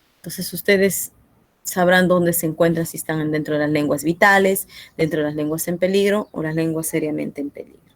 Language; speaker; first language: Spanish; non-native, local second language; Quechua